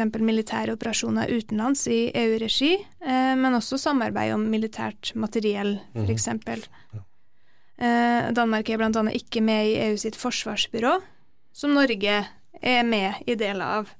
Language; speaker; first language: Norwegian; native; Norwegian